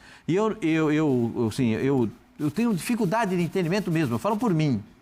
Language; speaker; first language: Portuguese; native; Portuguese